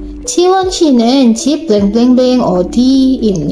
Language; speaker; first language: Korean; non-native, fluent; Indonesian